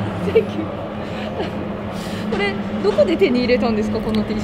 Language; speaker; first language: Japanese; native; Japanese